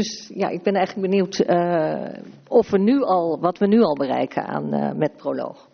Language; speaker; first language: Dutch; native; Dutch